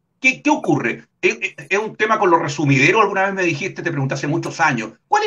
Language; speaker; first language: Spanish; native; Spanish